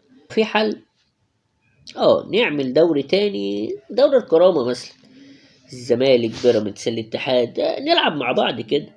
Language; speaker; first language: Arabic; native; Arabic